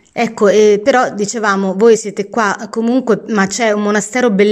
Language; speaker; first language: Italian; native; Italian